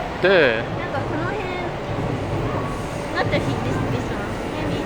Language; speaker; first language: English; non-native, learner; Japanese